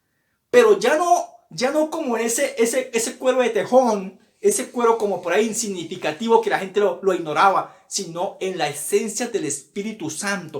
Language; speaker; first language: Spanish; native; Spanish